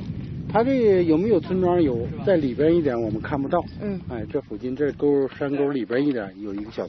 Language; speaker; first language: Chinese; native; Chinese